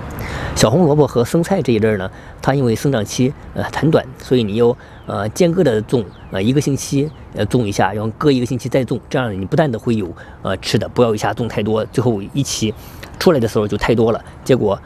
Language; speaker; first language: Chinese; native; Chinese